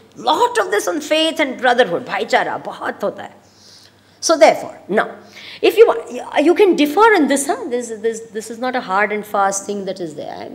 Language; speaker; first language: English; non-native, local second language; Gujarati